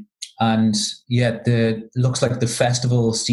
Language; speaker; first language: English; native; English